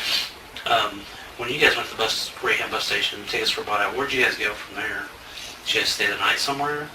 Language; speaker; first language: English; native; English